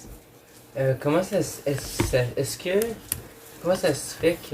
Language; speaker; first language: French; native; French